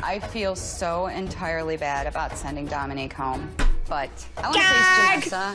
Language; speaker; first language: English; native; English